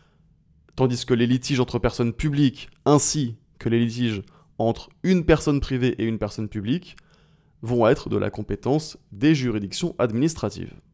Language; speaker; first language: French; native; French